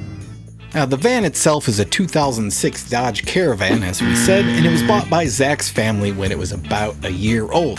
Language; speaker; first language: English; native; English